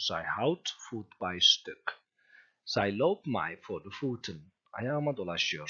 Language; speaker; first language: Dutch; non-native, fluent; Turkish